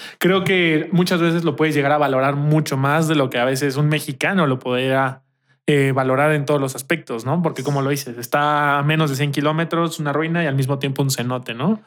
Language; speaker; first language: Spanish; native; Spanish